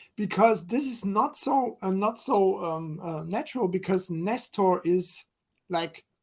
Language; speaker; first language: English; non-native, fluent; German